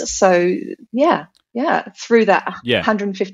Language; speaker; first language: English; native; English